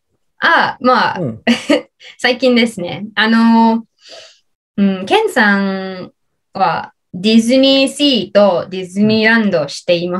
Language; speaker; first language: Japanese; non-native, learner; English